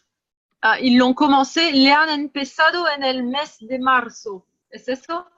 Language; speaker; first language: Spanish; non-native, learner; French